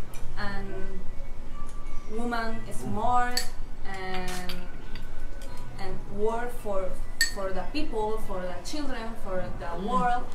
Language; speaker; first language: English; non-native, fluent; Spanish